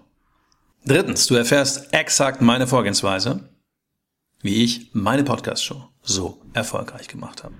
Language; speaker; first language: German; native; German